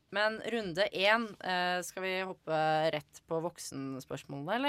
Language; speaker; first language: Norwegian; native; Norwegian